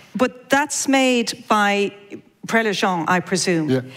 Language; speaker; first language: English; native; English